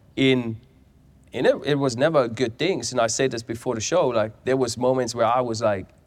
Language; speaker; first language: English; non-native, fluent; German